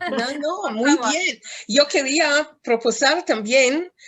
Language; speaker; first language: Spanish; non-native, fluent; Hebrew